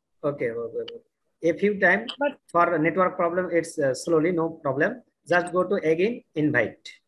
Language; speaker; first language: English; non-native, learner; Bangla